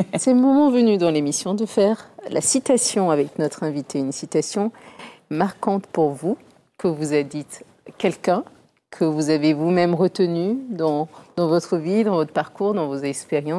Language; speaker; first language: French; native; French